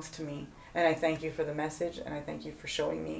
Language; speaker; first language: English; native; English